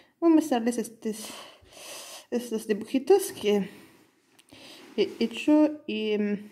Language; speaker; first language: Spanish; non-native, learner; Italian